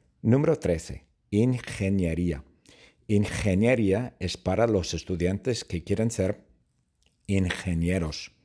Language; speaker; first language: Spanish; non-native, fluent; English